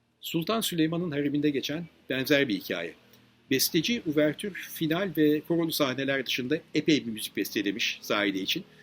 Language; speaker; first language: Turkish; native; Turkish